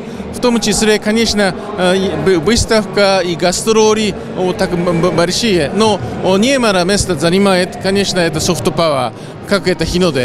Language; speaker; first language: Russian; non-native, fluent; Japanese